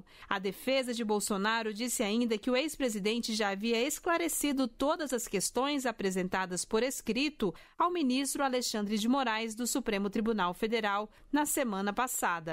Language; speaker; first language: Portuguese; native; Portuguese